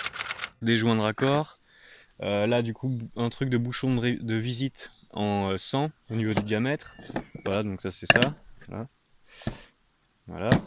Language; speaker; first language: French; native; French